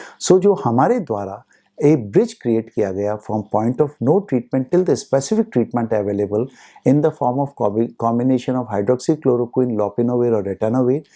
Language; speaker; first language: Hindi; native; Hindi